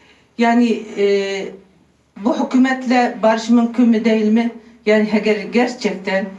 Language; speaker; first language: Turkish; non-native, local second language; Kurdish